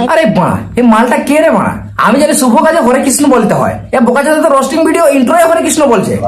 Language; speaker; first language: Bangla; non-native, local second language; Santali